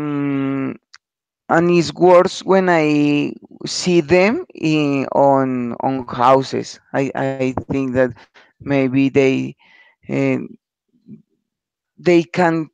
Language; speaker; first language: English; non-native, learner; Spanish